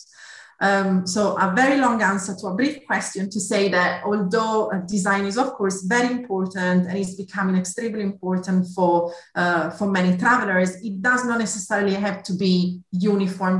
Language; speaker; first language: English; non-native, fluent; Italian